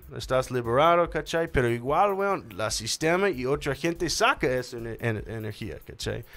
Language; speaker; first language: Spanish; non-native, learner; English